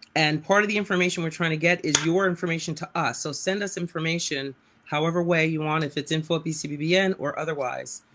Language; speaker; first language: English; native; English